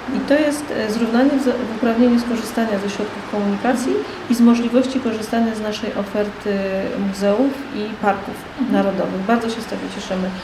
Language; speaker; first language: Polish; native; Polish